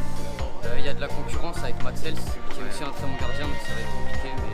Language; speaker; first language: French; native; French